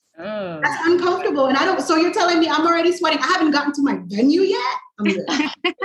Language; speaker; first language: English; native; English